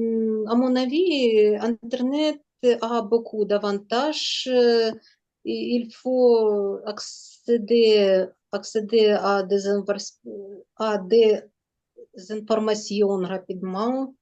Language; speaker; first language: French; non-native, learner; Ukrainian